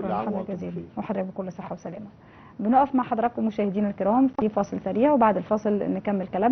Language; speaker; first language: Arabic; native; Arabic